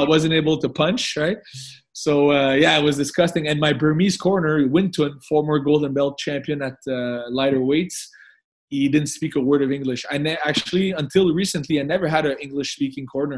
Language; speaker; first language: English; non-native, fluent; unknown